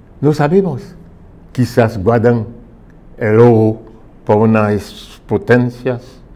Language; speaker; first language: Spanish; non-native, fluent; Haitian Creole